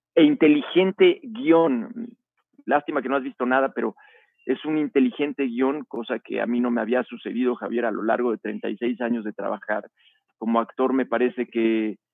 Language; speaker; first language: Spanish; native; Spanish